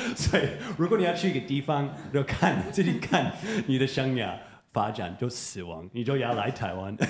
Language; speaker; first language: Chinese; non-native, fluent; English